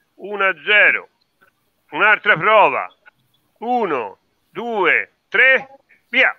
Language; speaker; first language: Italian; native; Italian